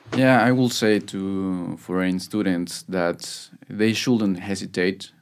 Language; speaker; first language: English; non-native, fluent; Spanish